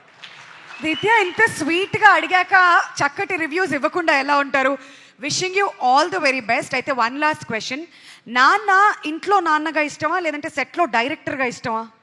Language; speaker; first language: Telugu; native; Telugu